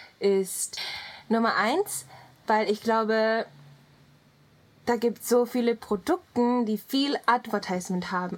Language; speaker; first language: German; non-native, learner; Japanese